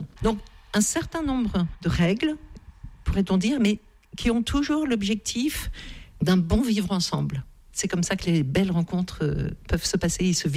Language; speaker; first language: French; native; French